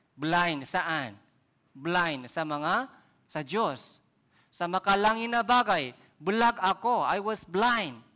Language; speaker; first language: Filipino; non-native, fluent; Korean